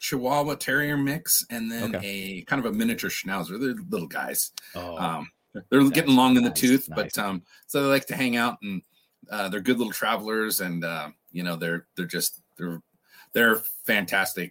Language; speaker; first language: English; native; English